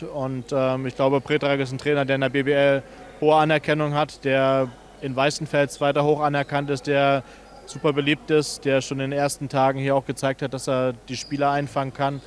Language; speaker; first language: German; native; German